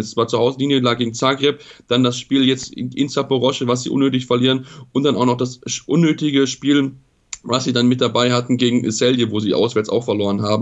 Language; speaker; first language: German; native; German